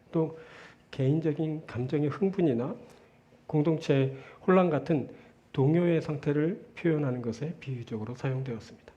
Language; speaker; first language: Korean; native; Korean